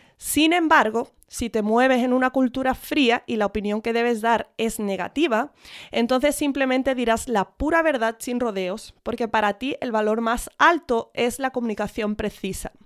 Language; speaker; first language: Spanish; early bilingual, other home language; English